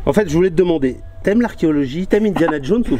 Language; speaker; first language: French; native; French